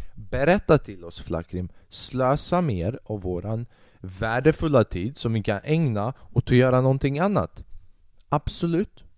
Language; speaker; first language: Swedish; early bilingual, other home language; Albanian